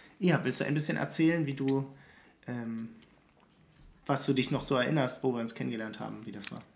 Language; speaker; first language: German; native; German